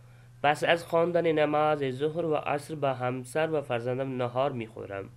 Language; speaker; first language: Persian; non-native, fluent; Urdu